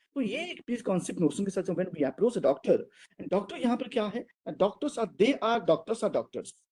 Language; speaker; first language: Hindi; non-native, local second language; Odia